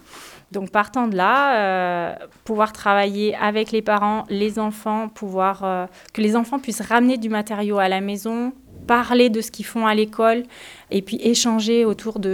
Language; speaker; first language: French; native; French